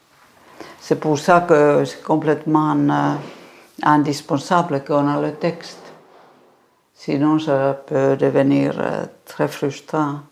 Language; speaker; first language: French; non-native, fluent; Finnish